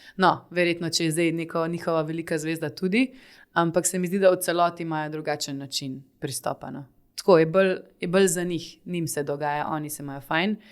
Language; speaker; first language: Slovenian; native; Slovenian